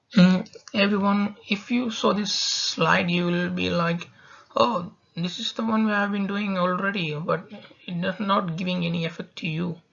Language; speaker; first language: English; non-native, local second language; Tamil